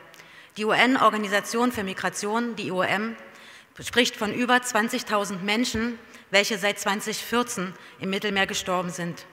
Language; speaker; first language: German; native; German